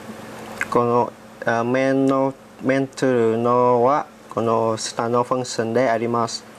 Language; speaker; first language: Japanese; non-native, learner; Vietnamese